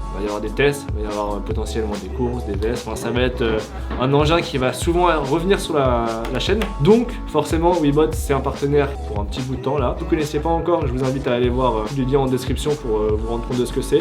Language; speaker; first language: French; native; French